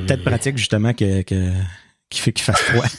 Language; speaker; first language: French; native; French